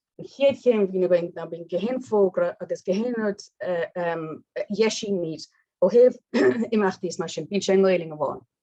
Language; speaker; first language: Irish; native; Irish